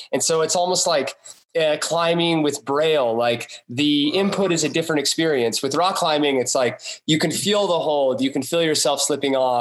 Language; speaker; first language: English; native; English